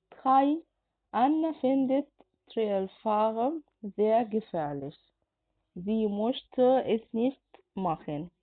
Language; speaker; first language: German; non-native, fluent; Arabic